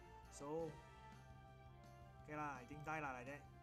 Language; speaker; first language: English; non-native, local second language; Chinese